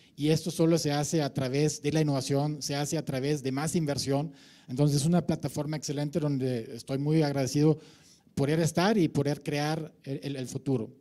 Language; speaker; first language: Spanish; non-native, fluent; German